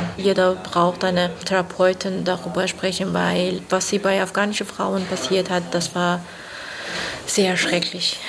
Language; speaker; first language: German; non-native, fluent; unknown